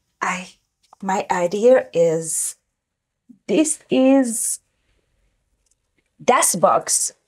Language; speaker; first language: English; non-native, learner; Japanese